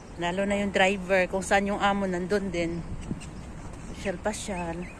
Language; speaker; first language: Filipino; non-native, local second language; Hiligaynon